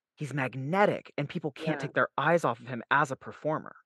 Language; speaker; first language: English; native; English